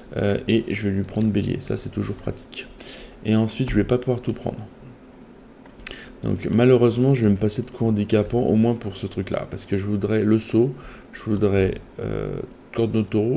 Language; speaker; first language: French; native; French